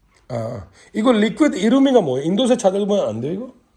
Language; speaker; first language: Korean; non-native, learner; Hindi